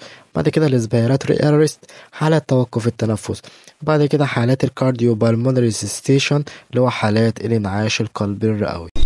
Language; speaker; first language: Arabic; native; Arabic